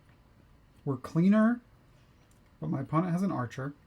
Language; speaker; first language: English; native; English